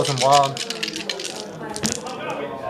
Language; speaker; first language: English; native; English